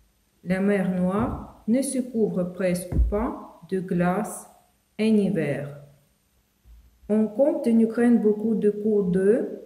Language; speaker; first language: French; non-native, fluent; Ukrainian